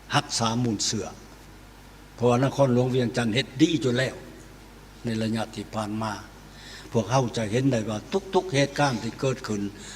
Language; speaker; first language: Lao; native; Lao